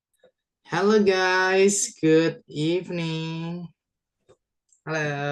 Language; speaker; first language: English; non-native, fluent; Indonesian